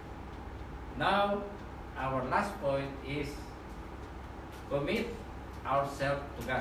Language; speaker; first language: English; non-native, local second language; Filipino